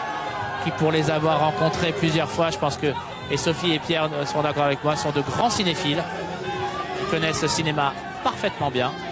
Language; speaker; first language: French; native; French